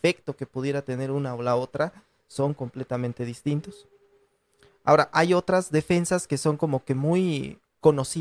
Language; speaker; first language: Spanish; native; Spanish